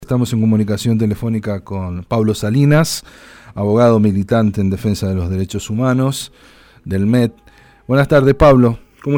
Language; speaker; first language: Spanish; native; Spanish